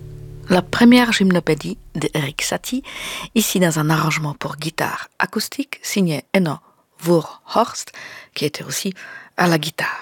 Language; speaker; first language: French; native; French